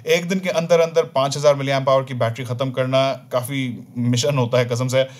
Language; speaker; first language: Urdu; native; Urdu